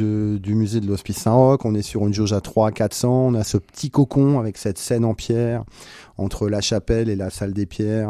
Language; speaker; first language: French; native; French